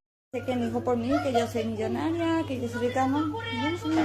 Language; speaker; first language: Spanish; non-native, local second language; Guarani